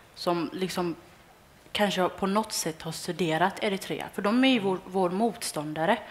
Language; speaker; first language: Swedish; early bilingual, other home language; Tigrinya